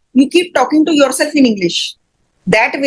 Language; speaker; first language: English; non-native, fluent; Hindi